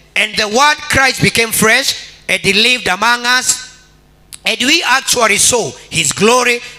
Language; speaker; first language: English; non-native, local second language; Swahili